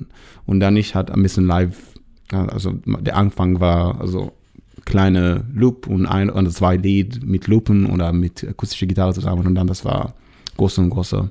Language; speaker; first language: German; non-native, learner; Hebrew